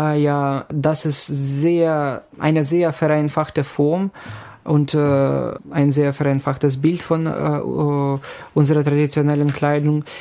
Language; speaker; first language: German; non-native, fluent; Ukrainian